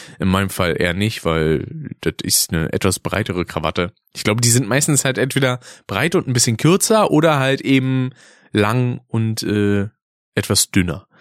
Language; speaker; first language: German; native; German